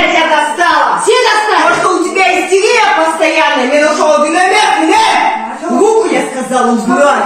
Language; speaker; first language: Russian; non-native, local second language; Kyrgyz